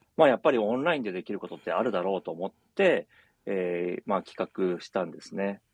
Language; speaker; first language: Japanese; native; Japanese